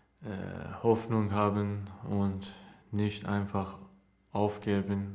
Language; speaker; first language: German; non-native, learner; Persian